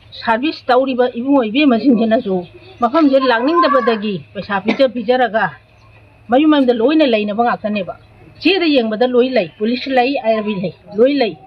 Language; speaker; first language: Manipuri; native; Manipuri